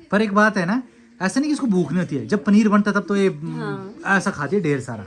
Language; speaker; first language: Hindi; native; Hindi